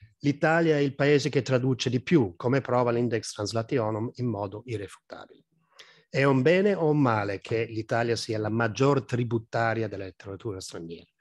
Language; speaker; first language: Italian; non-native, fluent; English